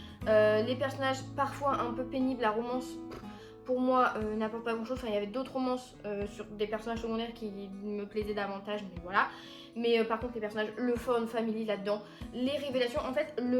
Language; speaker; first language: French; native; French